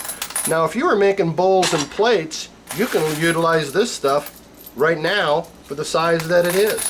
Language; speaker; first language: English; native; English